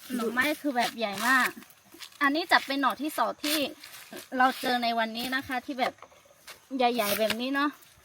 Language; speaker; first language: Thai; non-native, local second language; Lahu